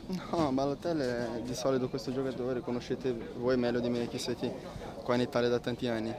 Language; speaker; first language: Italian; non-native, fluent; Portuguese